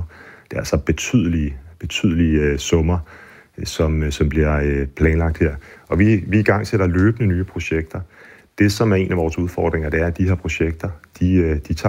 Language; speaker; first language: Danish; native; Danish